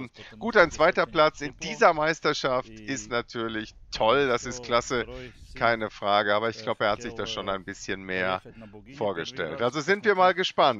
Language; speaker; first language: German; native; German